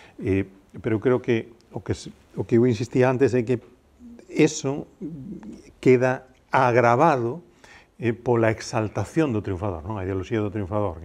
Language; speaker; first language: Galician; non-native, local second language; Spanish